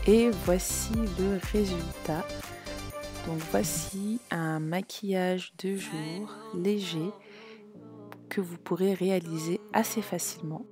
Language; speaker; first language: French; native; French